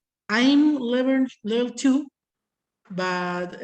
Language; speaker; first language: English; non-native, learner; Spanish